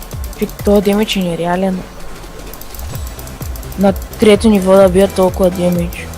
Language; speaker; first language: Bulgarian; native; Bulgarian